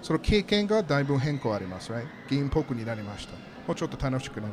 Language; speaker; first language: Japanese; non-native, learner; English